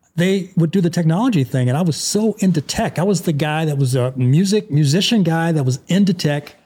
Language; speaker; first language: English; native; English